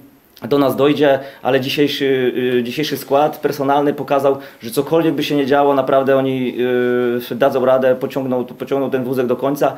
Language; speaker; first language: Polish; native; Polish